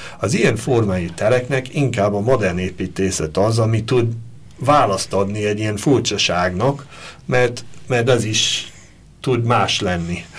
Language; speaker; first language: Hungarian; early bilingual, heritage; Hungarian